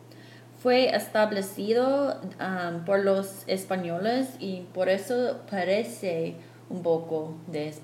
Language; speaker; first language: Spanish; non-native, fluent; English